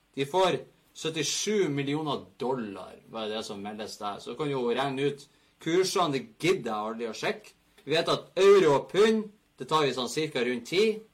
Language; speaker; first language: Norwegian; native; Norwegian